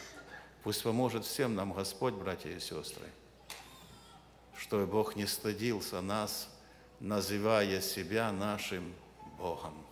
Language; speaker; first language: Russian; non-native, local second language; Ukrainian